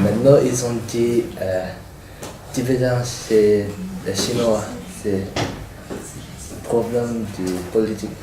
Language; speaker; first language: French; non-native, learner; Tibetan